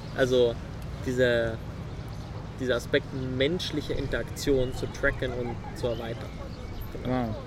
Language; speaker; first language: German; early bilingual, other home language; Swedish